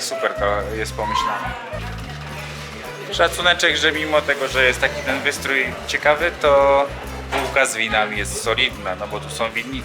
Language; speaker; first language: Polish; native; Polish